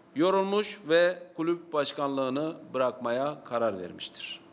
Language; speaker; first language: Turkish; native; Turkish